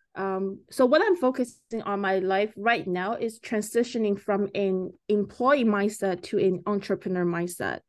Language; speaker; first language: English; early bilingual, other home language; Chinese